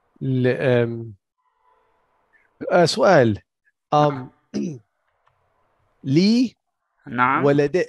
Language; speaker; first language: Arabic; non-native, learner; English